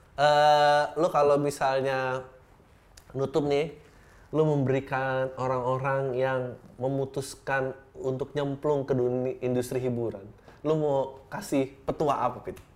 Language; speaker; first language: Indonesian; native; Indonesian